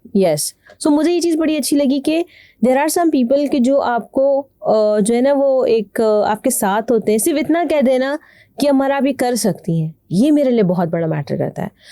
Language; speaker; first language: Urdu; native; Urdu